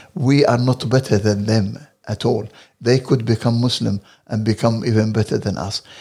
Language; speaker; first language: English; non-native, fluent; Arabic